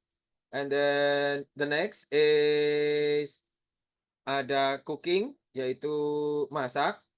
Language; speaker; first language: English; non-native, fluent; Indonesian